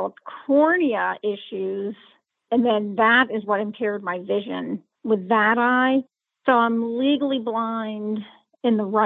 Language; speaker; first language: English; native; English